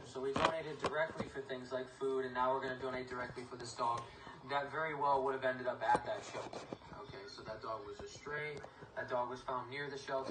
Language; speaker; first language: English; native; English